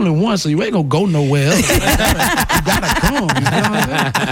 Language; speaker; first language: English; native; English